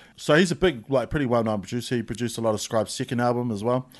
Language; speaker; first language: English; native; English